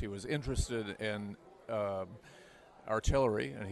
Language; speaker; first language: English; native; English